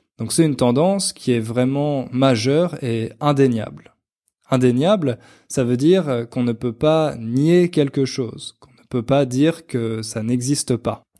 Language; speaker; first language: French; native; French